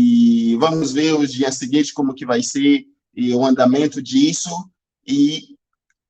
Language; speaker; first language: Portuguese; non-native, fluent; Haitian Creole